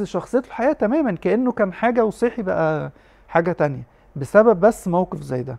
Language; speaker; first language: Arabic; native; Arabic